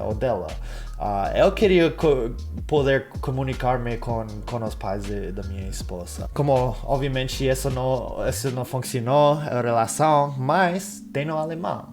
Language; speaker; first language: Portuguese; non-native, fluent; English